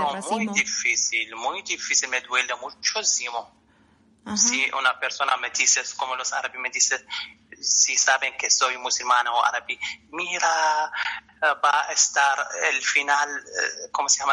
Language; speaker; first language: Spanish; non-native, learner; Arabic